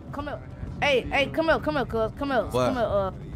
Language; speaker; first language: English; native; English